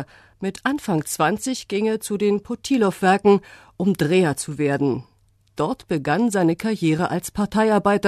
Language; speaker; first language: German; native; German